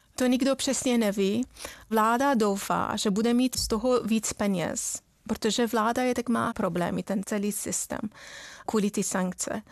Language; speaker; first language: Czech; non-native, fluent; Persian